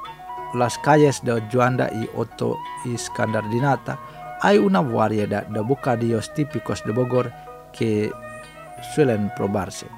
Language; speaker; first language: Spanish; non-native, fluent; Indonesian